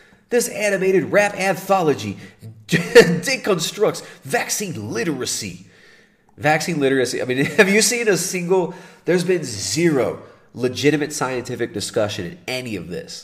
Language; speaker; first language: English; native; English